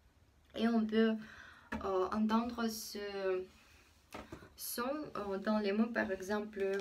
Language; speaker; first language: French; non-native, fluent; Russian